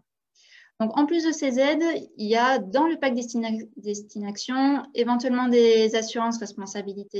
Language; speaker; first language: French; native; French